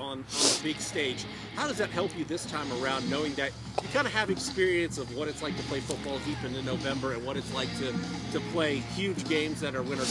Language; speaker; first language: English; native; English